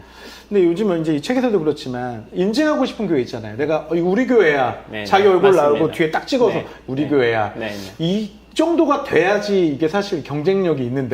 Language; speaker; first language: Korean; native; Korean